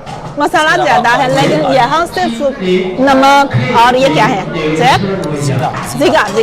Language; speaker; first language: Hindi; non-native, learner; Chinese